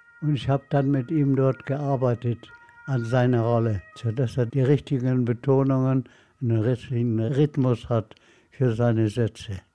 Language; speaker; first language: German; non-native, fluent; Arabic